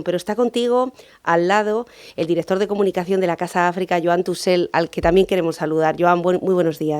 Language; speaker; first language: Spanish; native; Spanish